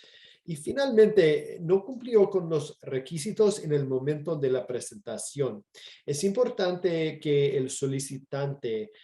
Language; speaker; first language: Spanish; non-native, fluent; English